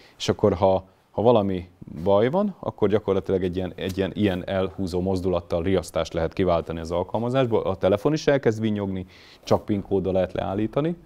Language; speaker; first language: Hungarian; native; Hungarian